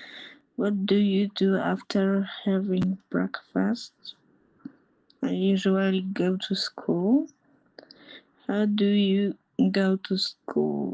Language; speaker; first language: English; non-native, learner; Polish